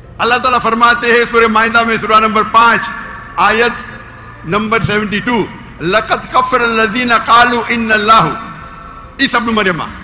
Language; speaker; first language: Urdu; non-native, local second language; Konkani